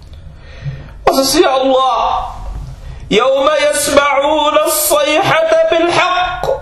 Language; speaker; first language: Danish; early bilingual, other home language; Arabic